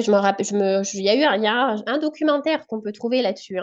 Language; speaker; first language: French; native; French